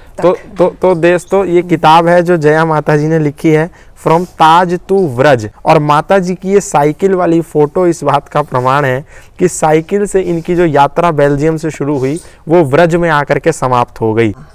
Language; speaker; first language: Hindi; native; Hindi